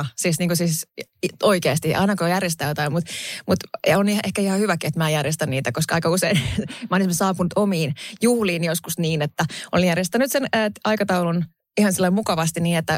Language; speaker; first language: Finnish; native; Finnish